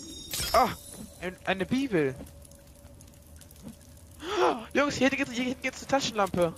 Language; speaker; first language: German; native; German